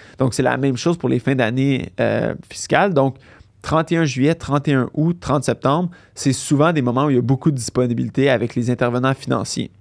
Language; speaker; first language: French; native; French